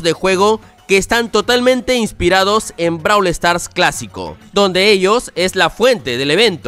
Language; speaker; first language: Spanish; native; Spanish